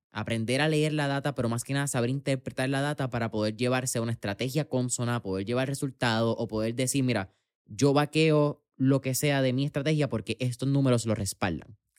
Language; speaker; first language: Spanish; native; Spanish